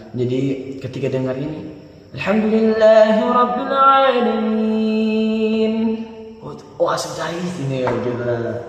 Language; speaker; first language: Indonesian; native; Indonesian